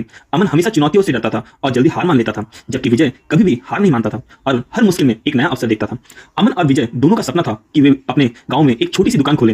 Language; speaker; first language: Hindi; native; Hindi